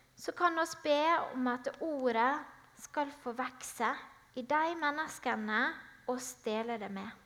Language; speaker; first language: Norwegian; native; Norwegian